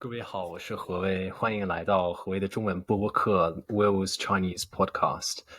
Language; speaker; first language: Chinese; non-native, fluent; English